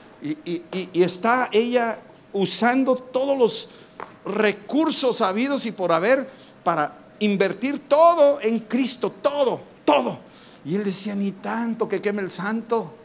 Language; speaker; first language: Spanish; native; Spanish